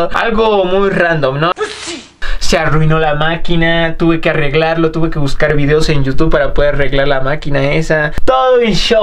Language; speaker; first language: Spanish; native; Spanish